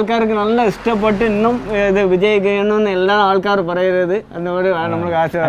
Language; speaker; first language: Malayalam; non-native, learner; Tamil